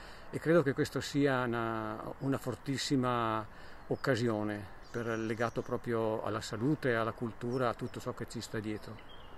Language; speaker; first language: Italian; native; Italian